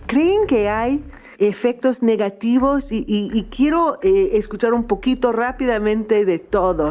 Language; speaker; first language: Spanish; non-native, fluent; English